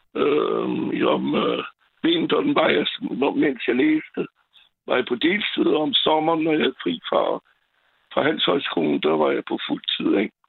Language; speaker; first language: Danish; non-native, fluent; French